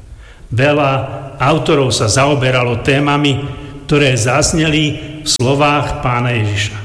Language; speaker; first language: Slovak; native; Slovak